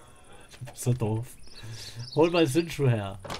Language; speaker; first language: German; native; German